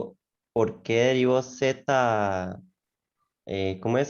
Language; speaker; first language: Spanish; native; Spanish